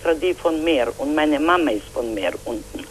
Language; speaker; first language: German; non-native, fluent; Croatian